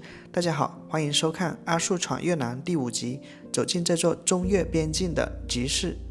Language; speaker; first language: Chinese; native; Chinese